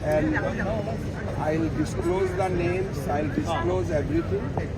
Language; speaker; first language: English; non-native, local second language; Assamese